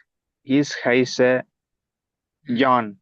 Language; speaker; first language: German; non-native, learner; Tamil